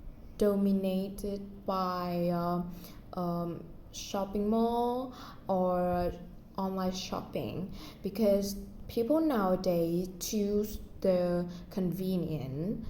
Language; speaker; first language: English; non-native, learner; Vietnamese